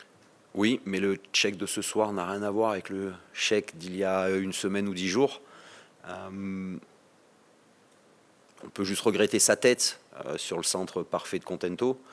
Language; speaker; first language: French; native; French